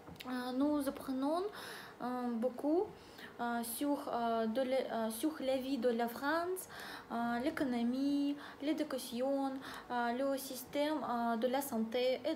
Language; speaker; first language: French; non-native, learner; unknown